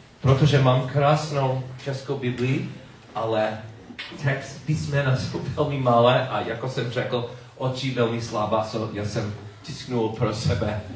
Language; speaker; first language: Czech; non-native, learner; English